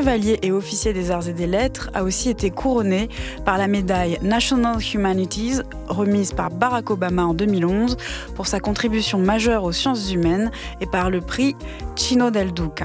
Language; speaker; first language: French; native; French